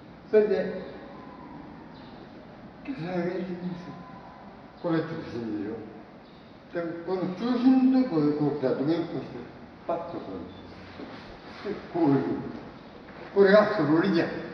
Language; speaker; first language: Japanese; native; Japanese